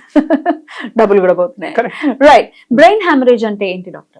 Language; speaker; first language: Telugu; native; Telugu